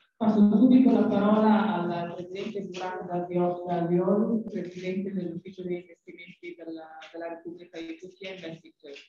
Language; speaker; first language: Italian; native; Italian